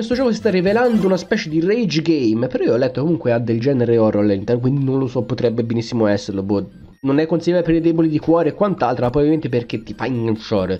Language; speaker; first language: Italian; native; Italian